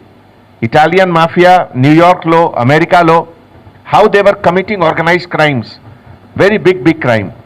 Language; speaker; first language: Telugu; non-native, local second language; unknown